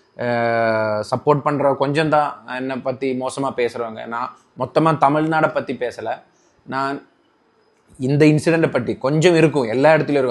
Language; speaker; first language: Tamil; non-native, local second language; Malayalam